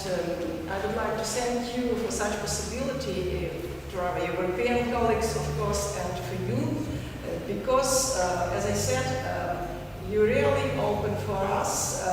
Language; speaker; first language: English; non-native, learner; Ukrainian